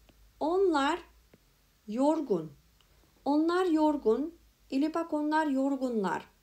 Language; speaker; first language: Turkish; non-native, fluent; Macedonian